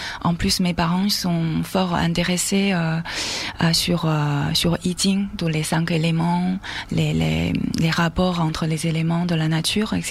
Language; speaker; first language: French; non-native, fluent; Chinese